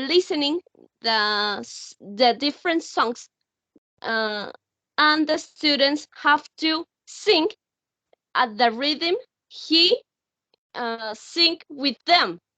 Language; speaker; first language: English; non-native, learner; Spanish